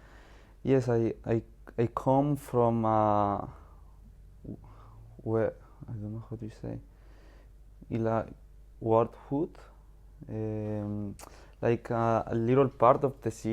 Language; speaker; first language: English; non-native, learner; Spanish